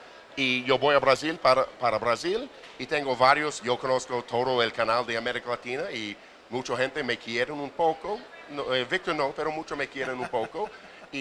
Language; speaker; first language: Spanish; non-native, fluent; English